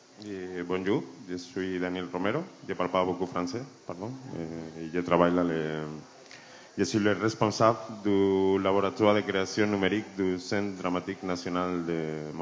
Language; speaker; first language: French; non-native, learner; Spanish